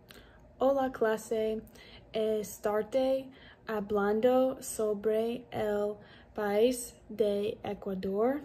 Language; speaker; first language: Spanish; non-native, learner; English